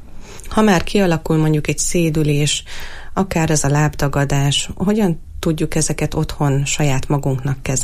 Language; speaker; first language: Hungarian; native; Hungarian